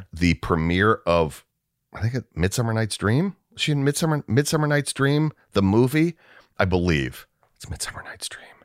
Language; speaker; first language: English; native; English